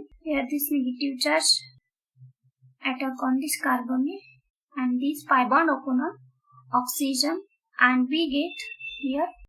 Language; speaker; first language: English; non-native, local second language; Marathi